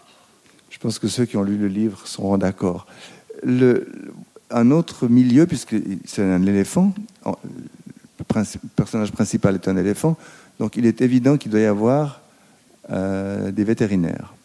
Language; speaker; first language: French; native; French